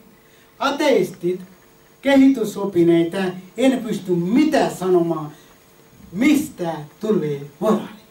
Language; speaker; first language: Finnish; non-native, fluent; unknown